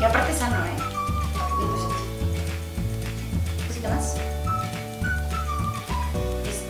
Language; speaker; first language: Spanish; native; Spanish